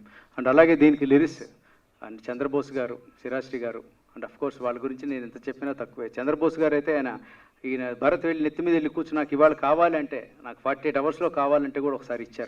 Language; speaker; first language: Telugu; native; Telugu